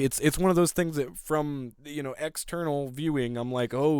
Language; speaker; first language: English; native; English